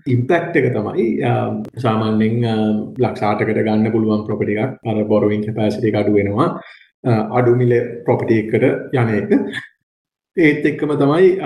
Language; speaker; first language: Sinhala; non-native, local second language; Tamil